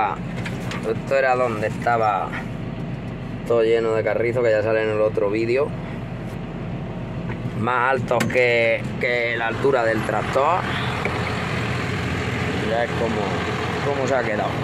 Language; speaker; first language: Spanish; native; Spanish